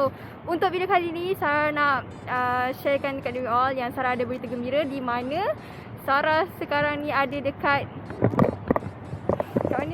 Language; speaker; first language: Malay; native; Malay